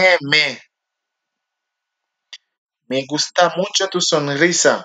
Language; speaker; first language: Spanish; non-native, learner; Haitian Creole